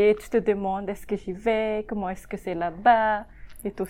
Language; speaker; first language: French; non-native, local second language; Malagasy